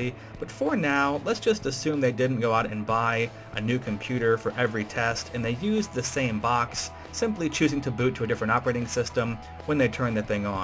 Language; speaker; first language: English; native; English